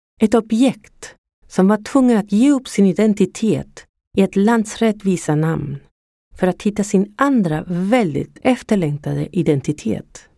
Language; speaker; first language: Swedish; non-native, fluent; Spanish